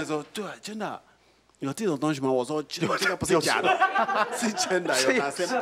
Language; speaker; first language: Chinese; non-native, learner; French